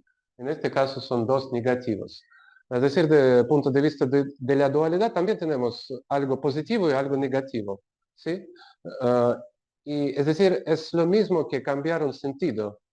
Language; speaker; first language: Spanish; non-native, learner; Russian